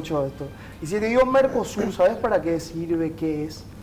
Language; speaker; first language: Spanish; native; Spanish